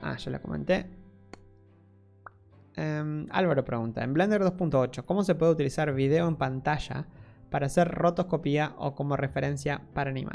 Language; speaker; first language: Spanish; native; Spanish